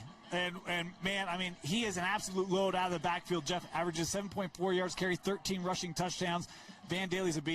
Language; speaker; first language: English; native; English